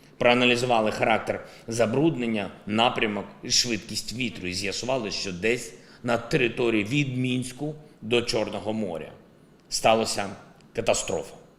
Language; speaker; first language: Ukrainian; non-native, local second language; Russian